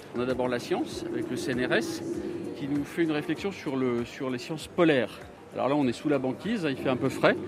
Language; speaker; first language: French; native; French